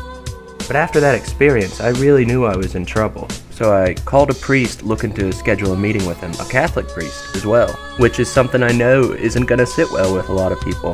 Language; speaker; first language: English; native; English